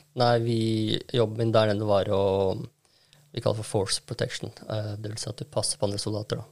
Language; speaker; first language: Norwegian; early bilingual, other home language; Kurdish